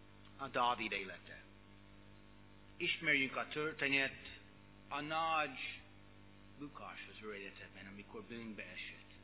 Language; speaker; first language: Hungarian; non-native, learner; English